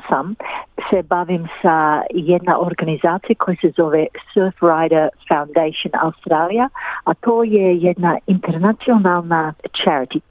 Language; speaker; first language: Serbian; early bilingual, heritage; English